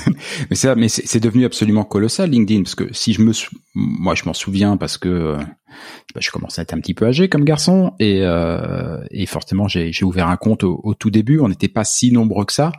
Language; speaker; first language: French; native; French